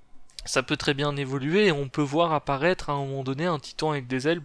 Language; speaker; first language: French; native; French